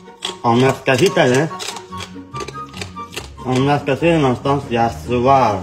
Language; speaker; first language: Swedish; non-native, learner; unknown